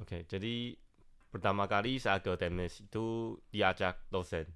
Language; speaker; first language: Indonesian; non-native, fluent; Chinese